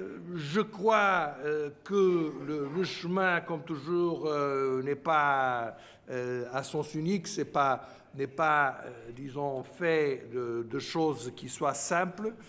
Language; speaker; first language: French; non-native, fluent; Portuguese